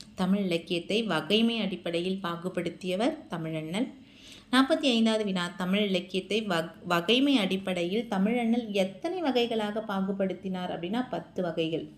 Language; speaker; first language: Tamil; native; Tamil